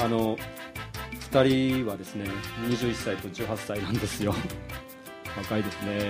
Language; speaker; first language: Japanese; native; Japanese